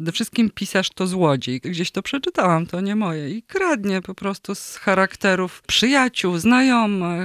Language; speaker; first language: Polish; native; Polish